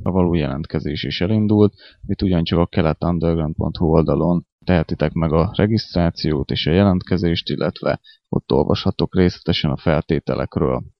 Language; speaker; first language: Hungarian; native; Hungarian